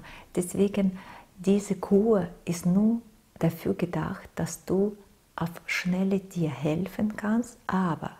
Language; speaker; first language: German; non-native, fluent; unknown